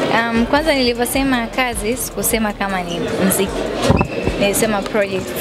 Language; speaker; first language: Swahili; native; Swahili